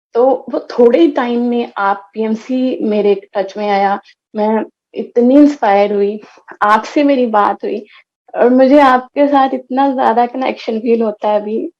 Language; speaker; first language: Hindi; non-native, local second language; Punjabi